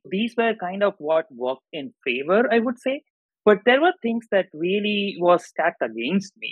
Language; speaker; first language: English; non-native, local second language; Tamil